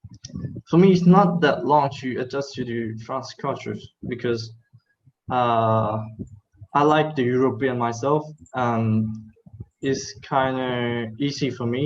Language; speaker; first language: English; non-native, fluent; Thai